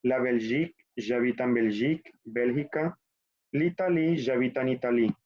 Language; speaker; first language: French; non-native, fluent; Spanish